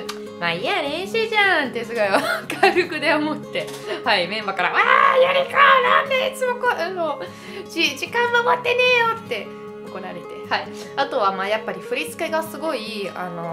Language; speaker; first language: Japanese; non-native, fluent; Italian